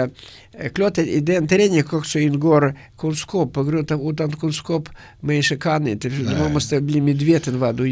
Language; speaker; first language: Swedish; non-native, learner; Russian